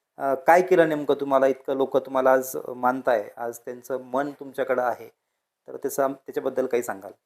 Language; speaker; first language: Marathi; native; Marathi